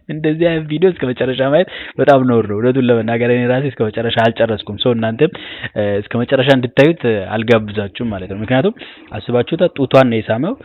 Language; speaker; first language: Amharic; non-native, local second language; Oromo